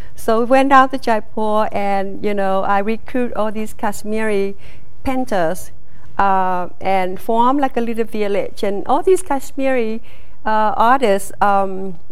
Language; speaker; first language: English; non-native, learner; Vietnamese